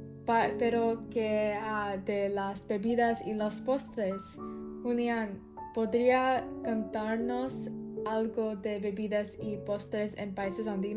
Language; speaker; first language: Spanish; non-native, learner; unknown